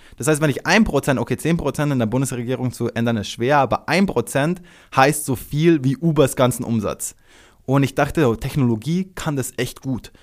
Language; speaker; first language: German; early bilingual, other home language; Croatian